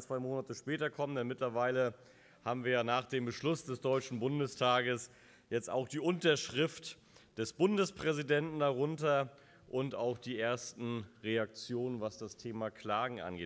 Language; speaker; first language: German; native; German